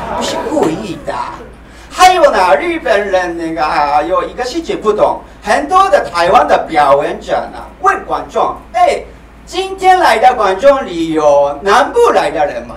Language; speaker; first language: Chinese; non-native, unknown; Japanese